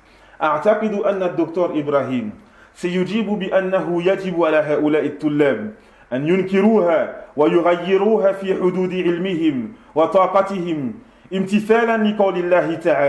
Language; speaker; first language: Arabic; non-native, fluent; French